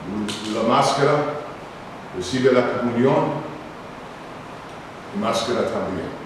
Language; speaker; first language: Spanish; non-native, learner; English